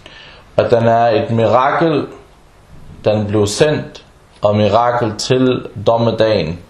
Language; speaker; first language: Danish; non-native, fluent; Arabic